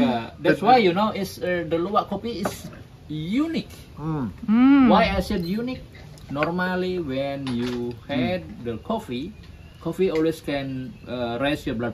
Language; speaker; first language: English; non-native, learner; Indonesian